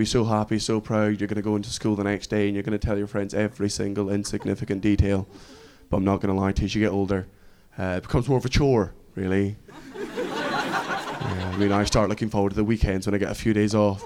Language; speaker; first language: English; native; English